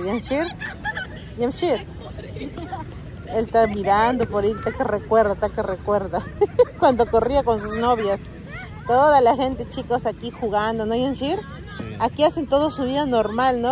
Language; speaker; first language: Spanish; native; Spanish